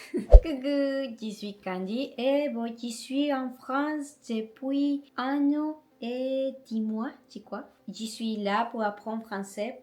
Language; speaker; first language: French; non-native, learner; Spanish